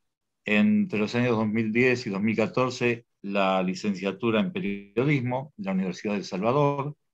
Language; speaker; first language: Spanish; native; Spanish